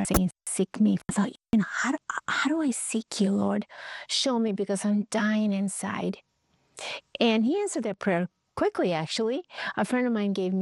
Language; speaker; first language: English; non-native, fluent; Spanish